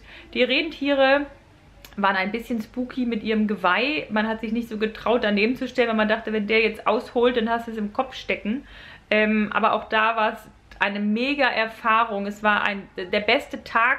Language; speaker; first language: German; native; German